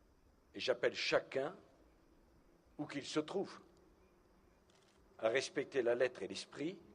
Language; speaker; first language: French; native; French